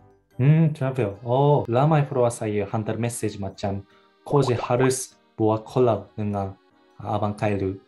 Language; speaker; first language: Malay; non-native, learner; Japanese